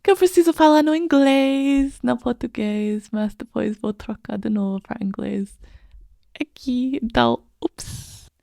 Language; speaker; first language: Portuguese; non-native, fluent; English